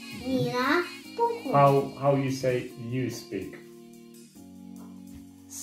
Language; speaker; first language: English; non-native, fluent; Russian